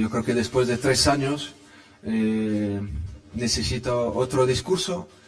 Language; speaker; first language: Spanish; non-native, fluent; French